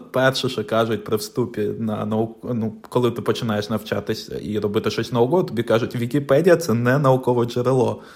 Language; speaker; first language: Ukrainian; non-native, local second language; Russian